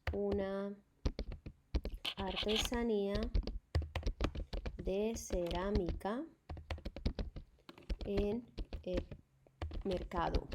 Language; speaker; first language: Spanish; non-native, fluent; English